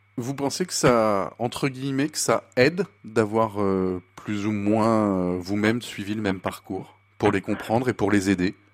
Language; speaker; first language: French; native; French